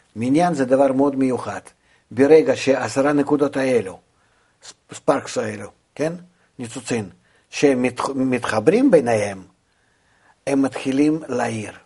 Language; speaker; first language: Hebrew; non-native, fluent; Russian